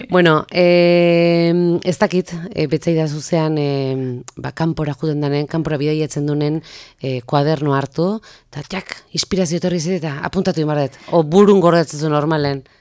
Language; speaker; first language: Basque; native; Basque